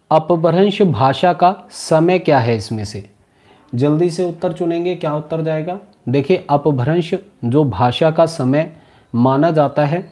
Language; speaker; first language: Hindi; native; Hindi